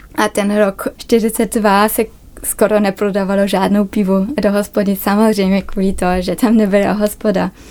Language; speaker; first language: Czech; early bilingual, other home language; German